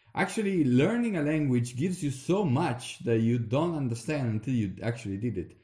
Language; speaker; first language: English; non-native, fluent; Italian